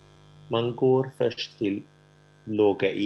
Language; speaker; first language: Swedish; non-native, fluent; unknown